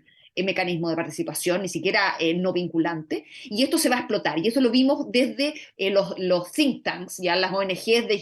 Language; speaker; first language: Spanish; native; Spanish